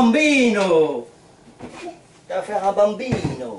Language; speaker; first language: French; native; French